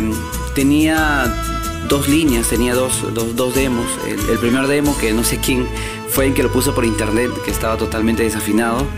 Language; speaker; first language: Spanish; native; Spanish